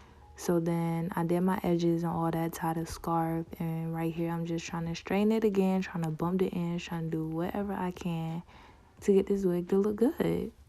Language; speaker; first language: English; native; English